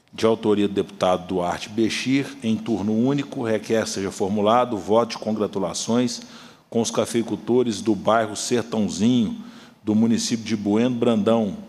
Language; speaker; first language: Portuguese; native; Portuguese